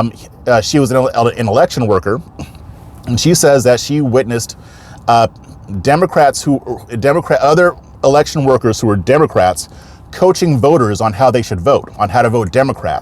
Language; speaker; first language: English; native; English